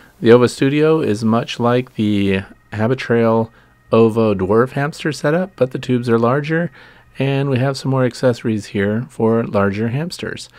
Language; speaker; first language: English; native; English